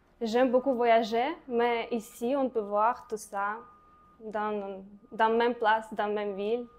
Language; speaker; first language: French; non-native, learner; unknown